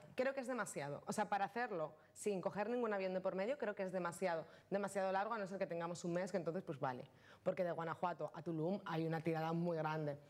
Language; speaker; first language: Spanish; native; Spanish